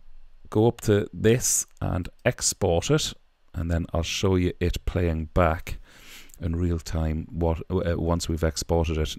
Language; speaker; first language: English; native; English